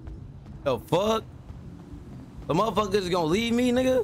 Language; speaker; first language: English; native; English